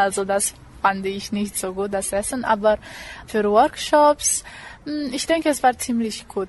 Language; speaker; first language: German; non-native, local second language; Romanian